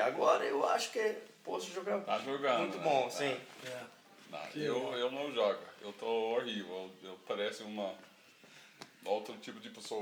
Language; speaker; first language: Portuguese; non-native, learner; English